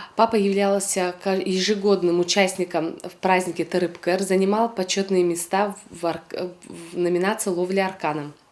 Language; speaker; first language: Russian; non-native, local second language; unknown